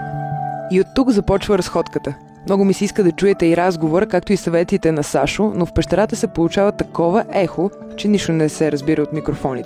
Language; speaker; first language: Bulgarian; native; Bulgarian